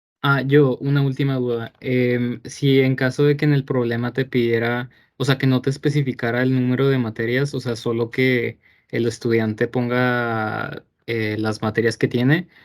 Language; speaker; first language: Spanish; native; Spanish